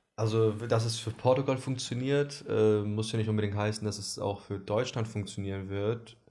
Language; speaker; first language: German; early bilingual, other home language; Greek